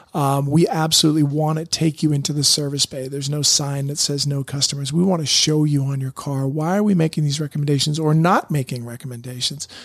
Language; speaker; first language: English; native; English